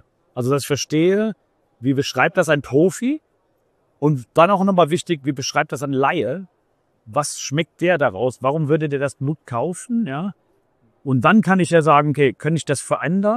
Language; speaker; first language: German; native; German